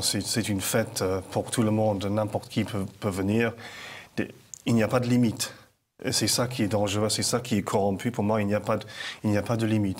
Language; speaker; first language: French; non-native, fluent; English